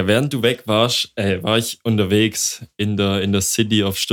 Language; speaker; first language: German; native; German